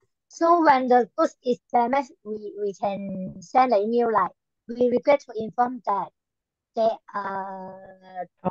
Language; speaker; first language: English; non-native, learner; Malay